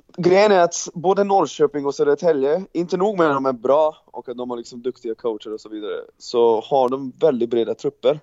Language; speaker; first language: Swedish; non-native, fluent; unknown